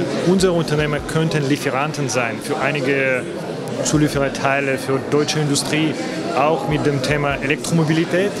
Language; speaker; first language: German; non-native, fluent; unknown